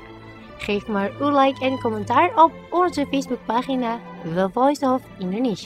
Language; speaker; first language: Dutch; non-native, fluent; Indonesian